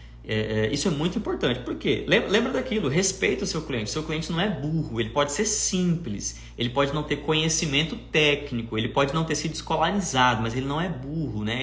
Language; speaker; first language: Portuguese; native; Portuguese